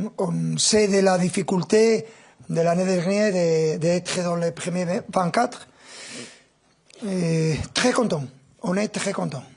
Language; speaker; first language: French; non-native, fluent; Spanish